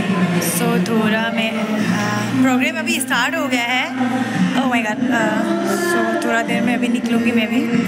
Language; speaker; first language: Hindi; non-native, local second language; Assamese